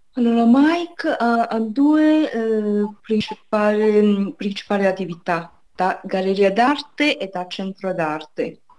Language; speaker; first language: Italian; non-native, fluent; Chinese